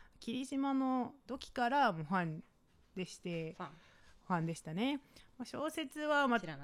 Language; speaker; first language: Japanese; non-native, fluent; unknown